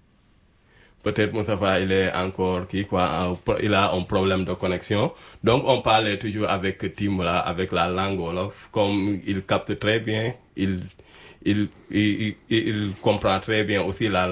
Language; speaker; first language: French; non-native, local second language; Wolof